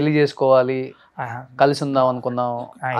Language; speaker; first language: Telugu; native; Telugu